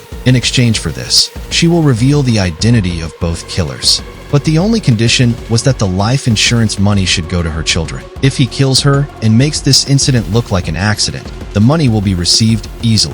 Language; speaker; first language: English; non-native, local second language; Hindi